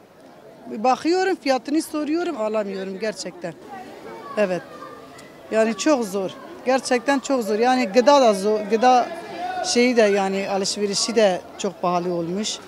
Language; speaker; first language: Turkish; non-native, local second language; Kurdish